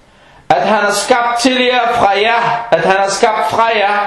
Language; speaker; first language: Danish; non-native, fluent; Arabic